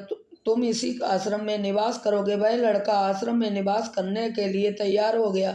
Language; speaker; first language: Hindi; native; Hindi